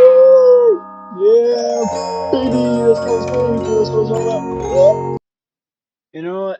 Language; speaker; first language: English; native; English